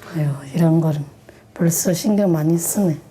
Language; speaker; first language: Korean; non-native, learner; Chinese